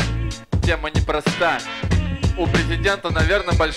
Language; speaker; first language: Russian; native; Russian